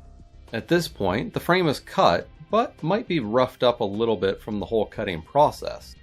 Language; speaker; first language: English; native; English